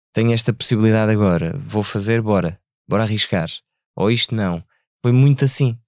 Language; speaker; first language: Portuguese; early bilingual, other home language; French